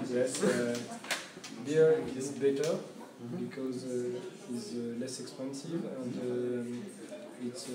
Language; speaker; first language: English; non-native, learner; French